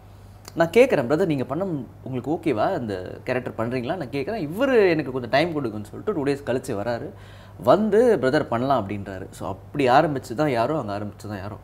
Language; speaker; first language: Tamil; native; Tamil